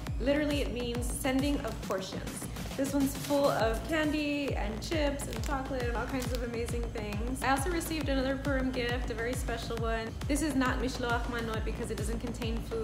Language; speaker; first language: English; early bilingual, other home language; Spanish